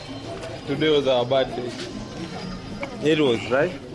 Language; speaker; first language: English; non-native, local second language; Swahili